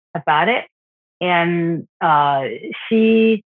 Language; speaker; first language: English; non-native, fluent; Japanese